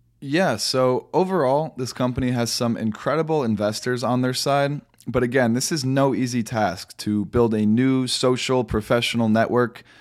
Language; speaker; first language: English; native; English